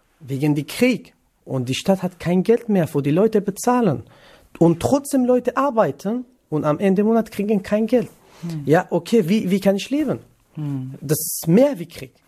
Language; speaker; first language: German; non-native, learner; Kurdish